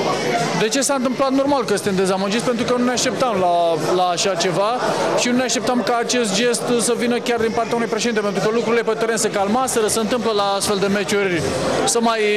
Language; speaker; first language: Romanian; native; Romanian